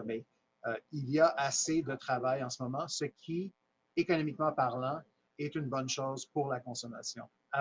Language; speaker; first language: French; native; French